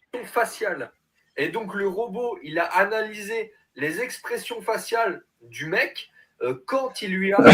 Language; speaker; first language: French; native; French